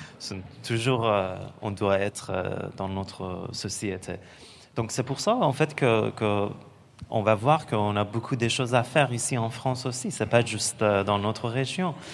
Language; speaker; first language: French; non-native, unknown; Persian